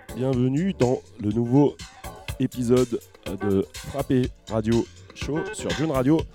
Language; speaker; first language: French; native; French